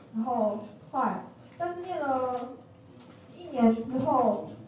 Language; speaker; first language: Chinese; native; Chinese